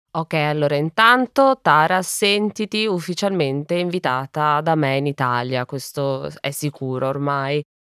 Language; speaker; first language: Italian; native; Italian